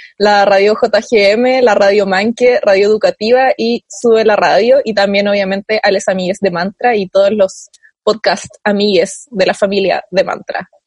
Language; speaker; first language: Spanish; native; Spanish